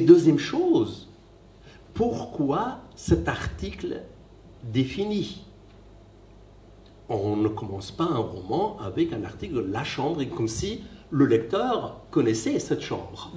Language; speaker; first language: French; non-native, fluent; Persian